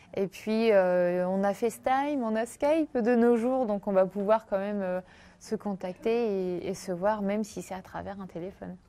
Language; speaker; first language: French; native; French